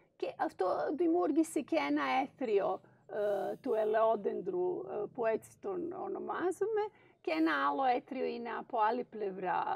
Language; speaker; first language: Greek; non-native, fluent; Serbian